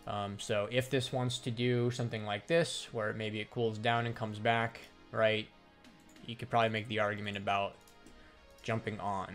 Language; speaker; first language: English; native; English